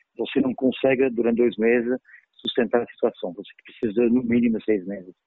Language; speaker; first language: Portuguese; non-native, fluent; French